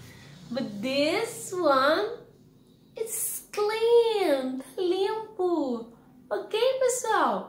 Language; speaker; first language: English; non-native, learner; Portuguese